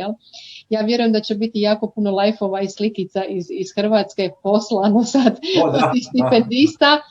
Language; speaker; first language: Croatian; native; Croatian